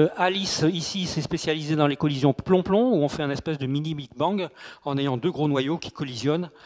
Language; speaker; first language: French; native; French